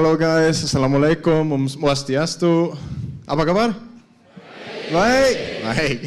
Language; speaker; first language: Indonesian; non-native, learner; Danish